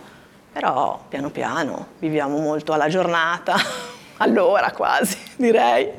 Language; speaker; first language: Italian; native; Italian